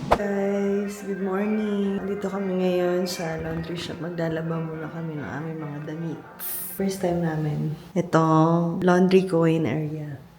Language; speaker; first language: Filipino; native; Filipino